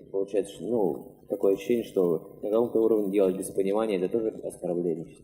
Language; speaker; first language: Russian; native; Russian